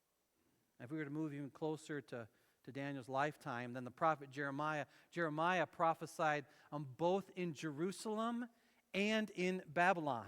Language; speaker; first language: English; native; English